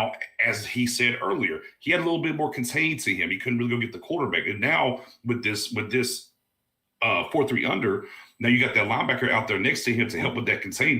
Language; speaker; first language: English; native; English